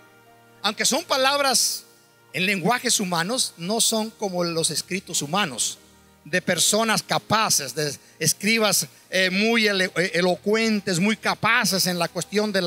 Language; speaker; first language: Spanish; native; Spanish